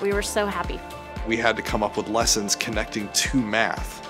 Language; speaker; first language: English; native; English